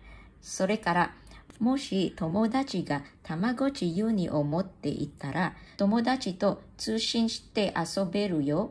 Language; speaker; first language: Japanese; non-native, learner; English